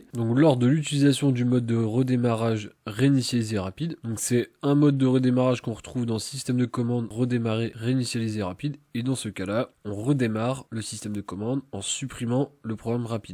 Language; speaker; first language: French; native; French